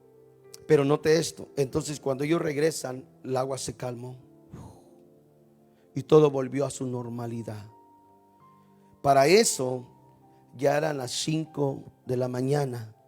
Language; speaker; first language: Spanish; native; Spanish